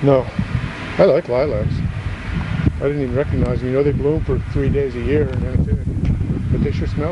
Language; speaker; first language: English; native; English